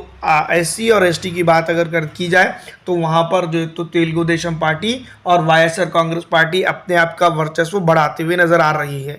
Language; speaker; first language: Hindi; native; Hindi